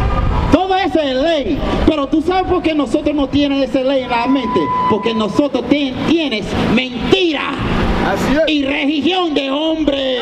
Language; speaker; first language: Spanish; non-native, learner; English